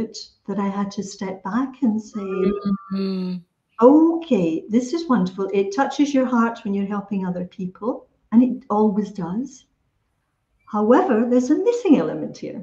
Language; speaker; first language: English; native; English